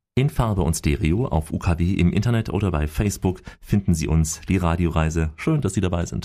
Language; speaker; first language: German; native; German